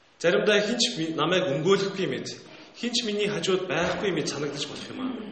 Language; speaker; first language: Mongolian; native; Mongolian